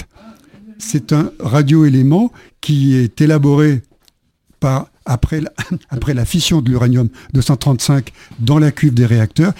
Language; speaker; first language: French; native; French